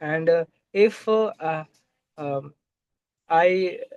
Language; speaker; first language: English; non-native, local second language; Hindi